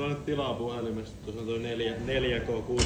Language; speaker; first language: Finnish; native; Finnish